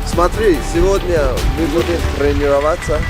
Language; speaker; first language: Russian; non-native, learner; Persian